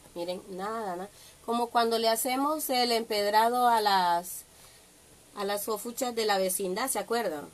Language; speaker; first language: Spanish; native; Spanish